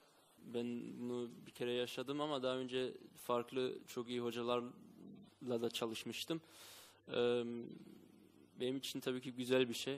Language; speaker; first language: Turkish; early bilingual, heritage; Turkish